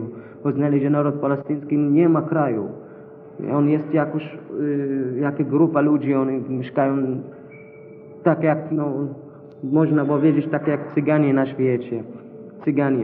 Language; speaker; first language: Polish; non-native, learner; Arabic